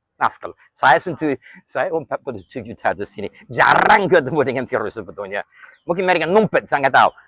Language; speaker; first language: Indonesian; non-native, fluent; English